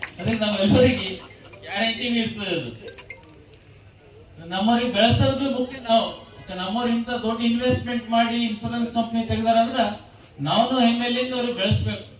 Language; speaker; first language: Kannada; native; Kannada